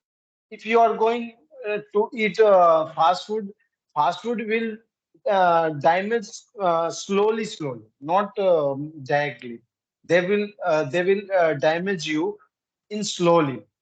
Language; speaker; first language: English; non-native, learner; Hindi